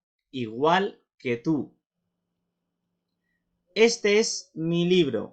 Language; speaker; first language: Spanish; non-native, fluent; Urdu